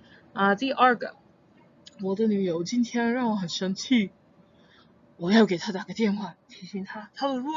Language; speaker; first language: Chinese; non-native, fluent; English